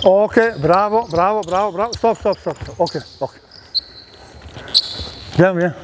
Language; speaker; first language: French; non-native, learner; Serbian